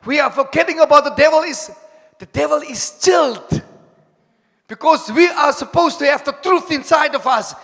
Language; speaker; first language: English; non-native, local second language; Afrikaans